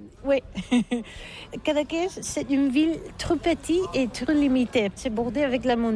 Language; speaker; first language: French; non-native, learner; Catalan